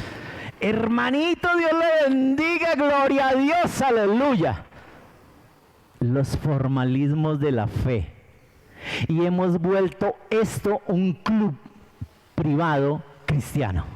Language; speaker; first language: Spanish; native; Spanish